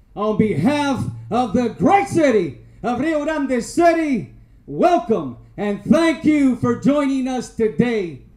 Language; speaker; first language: English; early bilingual, other home language; Spanish